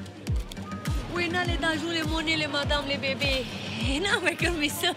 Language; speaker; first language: French; non-native, learner; Romanian